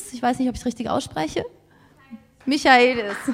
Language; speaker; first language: German; native; German